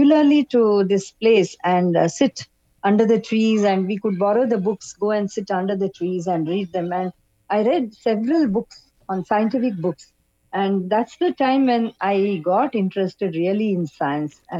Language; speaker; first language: English; non-native, local second language; Kannada